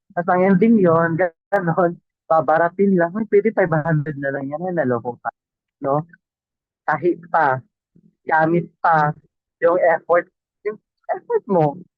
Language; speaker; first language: Filipino; non-native, local second language; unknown